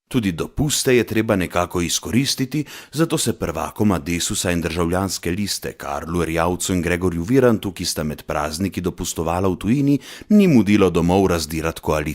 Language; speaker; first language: Slovenian; native; Slovenian